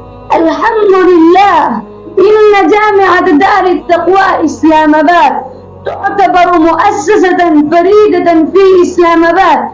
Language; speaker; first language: Arabic; non-native, learner; Urdu